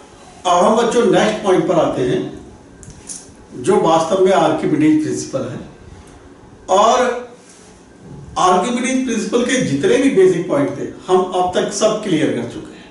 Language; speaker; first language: Hindi; native; Hindi